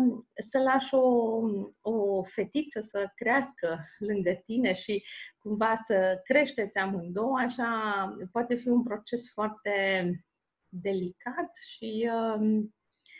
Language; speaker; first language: Romanian; native; Romanian